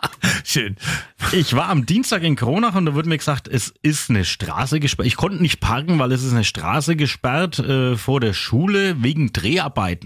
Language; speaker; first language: German; native; German